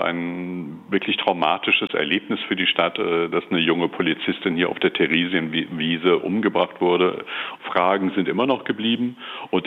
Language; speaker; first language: German; native; German